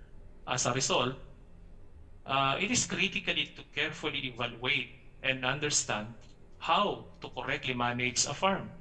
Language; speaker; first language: English; non-native, fluent; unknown